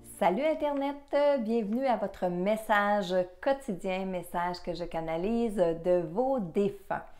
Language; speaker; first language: French; native; French